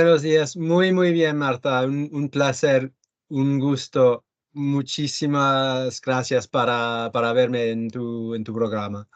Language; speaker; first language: Spanish; early bilingual, heritage; Spanish